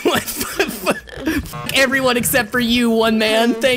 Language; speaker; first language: English; native; English